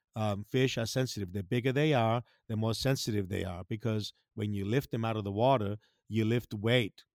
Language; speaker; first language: English; non-native, fluent; Greek